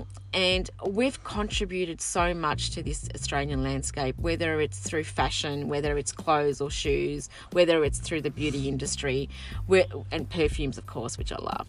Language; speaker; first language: English; early bilingual, other home language; Sicilian